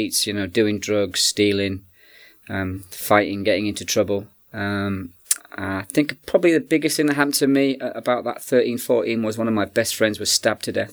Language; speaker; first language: English; native; English